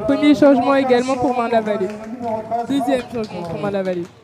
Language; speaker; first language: French; native; French